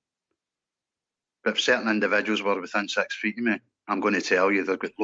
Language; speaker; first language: English; native; English